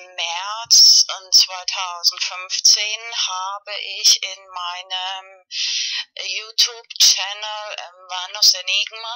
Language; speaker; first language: German; non-native, learner; Spanish